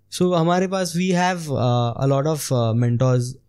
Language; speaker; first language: Hindi; non-native, local second language; Gujarati